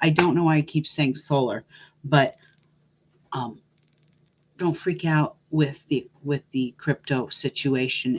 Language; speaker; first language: English; native; English